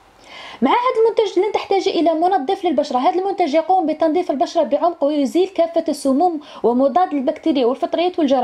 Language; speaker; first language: Arabic; native; Arabic